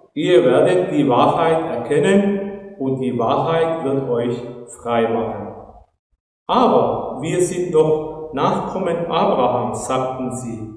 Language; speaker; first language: German; non-native, fluent; Turkish